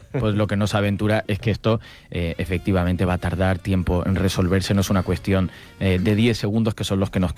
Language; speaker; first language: Spanish; native; Spanish